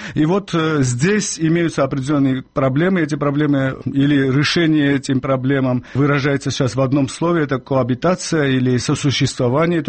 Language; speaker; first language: Russian; non-native, local second language; Georgian